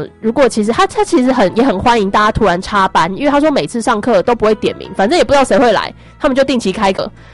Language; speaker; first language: Chinese; native; Chinese